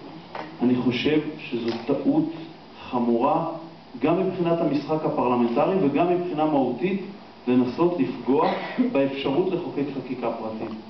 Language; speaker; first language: Hebrew; native; Hebrew